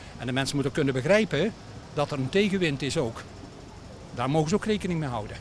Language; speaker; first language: Dutch; native; Dutch